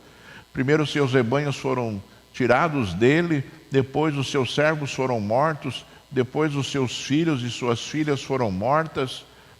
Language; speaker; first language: Portuguese; native; Portuguese